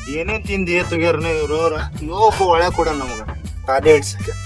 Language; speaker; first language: Kannada; native; Kannada